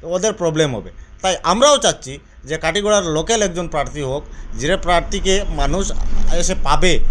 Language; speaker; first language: Bangla; native; Bangla